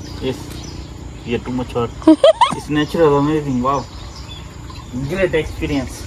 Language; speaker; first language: English; non-native, learner; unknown